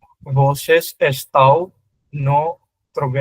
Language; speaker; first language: Portuguese; non-native, learner; Hindi